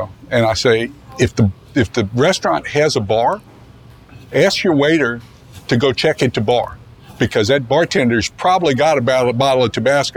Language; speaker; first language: English; native; English